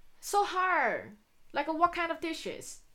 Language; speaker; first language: English; non-native, fluent; Chinese